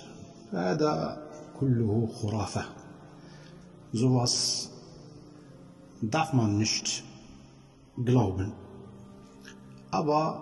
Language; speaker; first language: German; non-native, fluent; Arabic